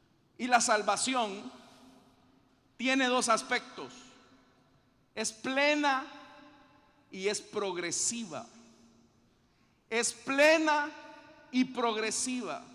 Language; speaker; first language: Spanish; native; Spanish